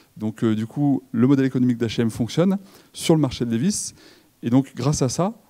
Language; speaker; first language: French; native; French